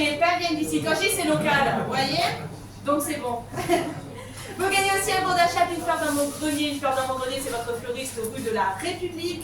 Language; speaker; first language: French; native; French